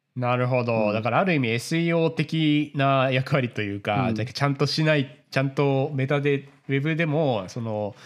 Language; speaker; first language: Japanese; native; Japanese